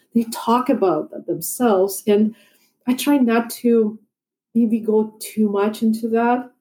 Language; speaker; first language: English; non-native, fluent; Russian